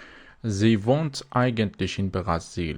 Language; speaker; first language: German; non-native, fluent; Persian